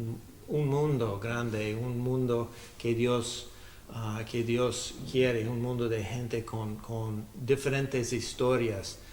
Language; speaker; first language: Spanish; non-native, learner; English